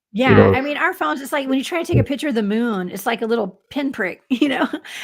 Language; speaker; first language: English; native; English